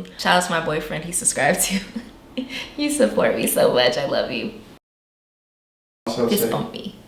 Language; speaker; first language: English; native; English